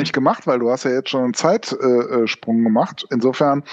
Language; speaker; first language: German; native; German